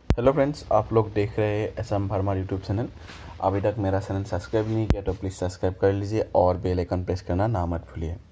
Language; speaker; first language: Hindi; non-native, local second language; Assamese